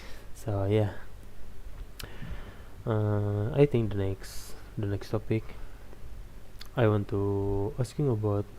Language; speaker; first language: English; non-native, learner; Indonesian